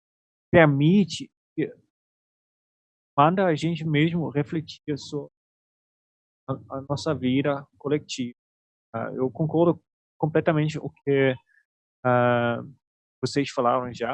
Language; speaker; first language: Portuguese; non-native, fluent; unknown